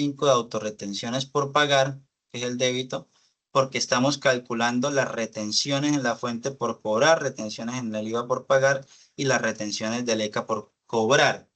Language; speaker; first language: Spanish; native; Spanish